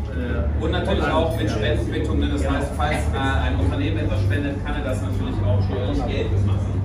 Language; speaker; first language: German; native; German